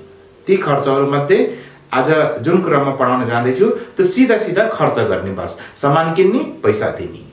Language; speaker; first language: Nepali; native; Nepali